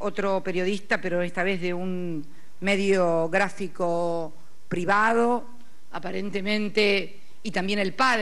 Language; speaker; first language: Spanish; native; Spanish